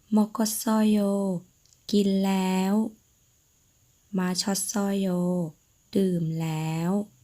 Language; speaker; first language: Thai; native; Thai